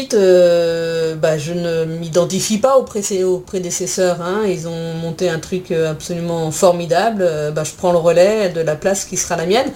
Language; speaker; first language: French; native; French